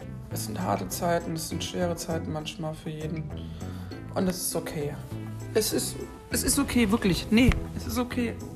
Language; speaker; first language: German; native; German